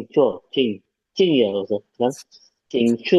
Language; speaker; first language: Chinese; non-native, learner; Indonesian